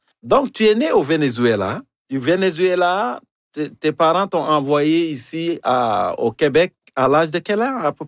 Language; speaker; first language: French; native; French